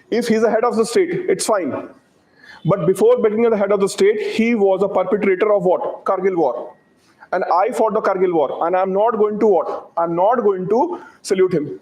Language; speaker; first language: English; non-native, local second language; Hindi